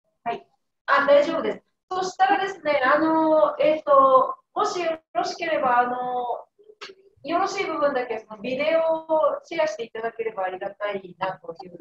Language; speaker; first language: Japanese; native; Japanese